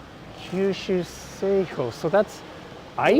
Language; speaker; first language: English; non-native, fluent; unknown